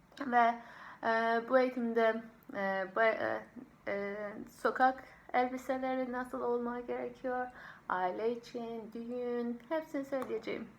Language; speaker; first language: Turkish; non-native, fluent; Persian